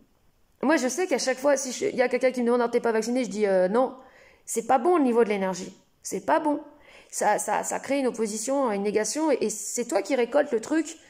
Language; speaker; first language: French; native; French